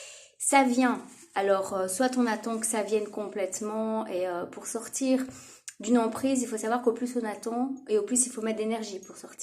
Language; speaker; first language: French; native; French